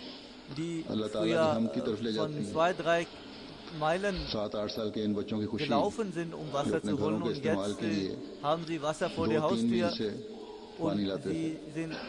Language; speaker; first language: German; non-native, fluent; Urdu